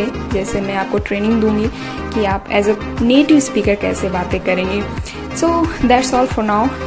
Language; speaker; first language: Hindi; native; Hindi